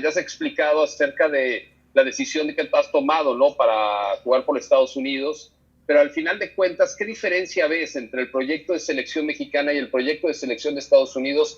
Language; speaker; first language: Spanish; native; Spanish